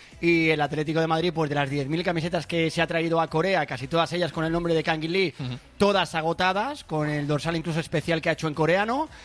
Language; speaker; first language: Spanish; native; Spanish